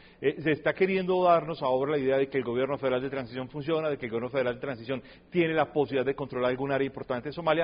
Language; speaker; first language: Spanish; native; Spanish